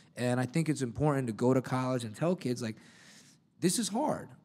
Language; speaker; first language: English; native; English